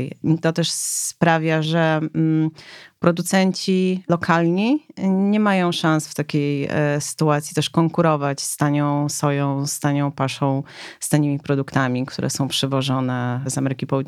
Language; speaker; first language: Polish; native; Polish